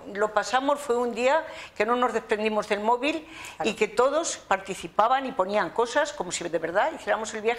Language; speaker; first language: Spanish; native; Spanish